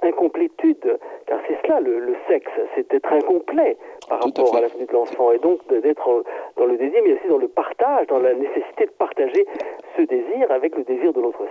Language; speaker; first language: French; native; French